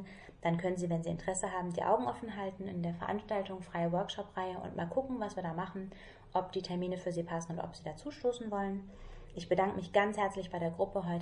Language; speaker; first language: German; native; German